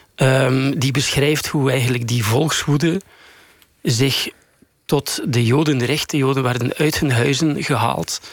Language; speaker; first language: Dutch; native; Dutch